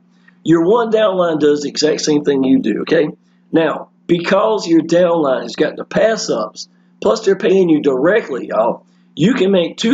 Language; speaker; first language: English; native; English